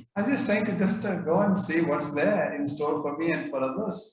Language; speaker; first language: English; non-native, local second language; Kannada